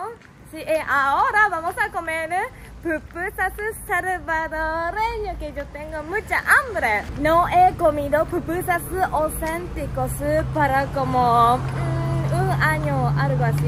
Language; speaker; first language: Spanish; non-native, learner; Japanese